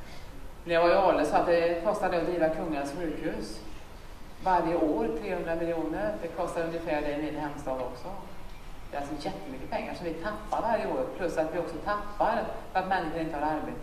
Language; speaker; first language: Swedish; native; Swedish